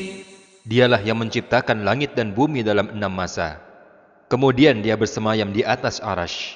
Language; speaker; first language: Indonesian; native; Indonesian